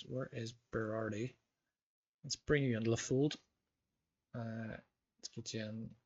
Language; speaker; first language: English; native; English